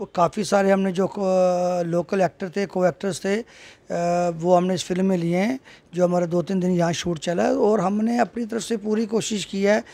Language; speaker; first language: Hindi; native; Hindi